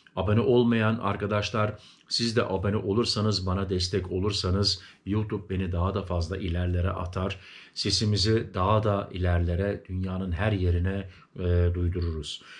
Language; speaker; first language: Turkish; early bilingual, heritage; Turkish